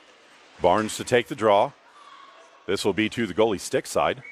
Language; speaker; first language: English; native; English